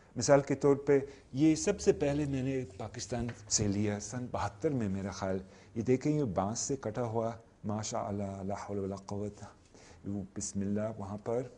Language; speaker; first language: Urdu; non-native, fluent; English